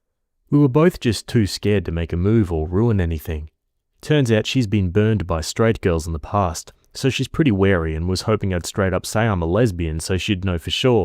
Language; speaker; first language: English; native; English